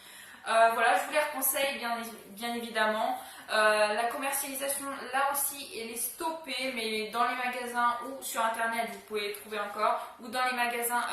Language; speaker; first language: French; native; French